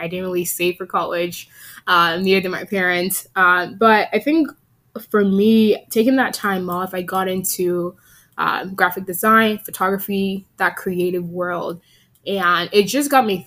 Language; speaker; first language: English; native; English